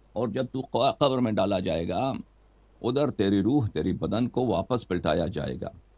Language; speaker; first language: Urdu; non-native, fluent; Persian